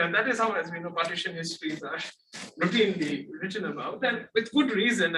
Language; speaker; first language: English; non-native, local second language; Bangla